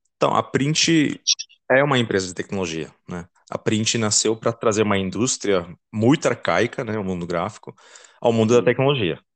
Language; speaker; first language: Portuguese; non-native, fluent; Dutch